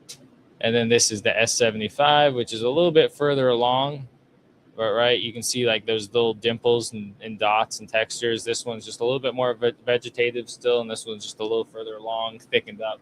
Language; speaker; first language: English; native; English